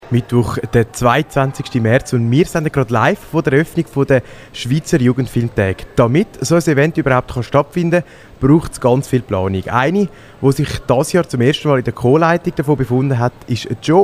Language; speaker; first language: German; native; German